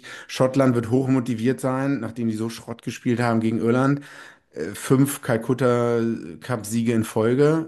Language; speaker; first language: German; native; German